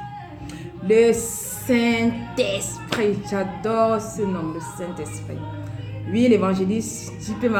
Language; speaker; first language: French; non-native, local second language; Basaa